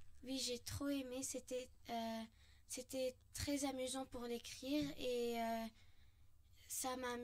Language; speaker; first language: French; non-native, local second language; Arabic